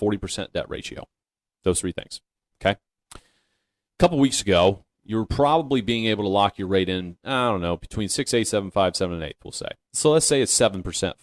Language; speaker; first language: English; native; English